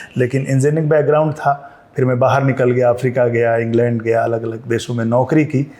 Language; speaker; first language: Hindi; non-native, local second language; Bhojpuri